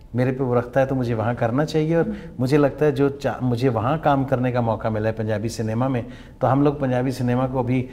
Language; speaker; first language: Hindi; non-native, local second language; Punjabi